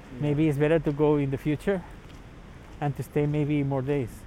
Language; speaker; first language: English; non-native, learner; Spanish